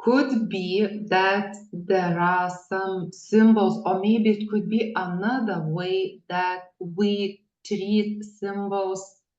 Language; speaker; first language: English; non-native, fluent; Lithuanian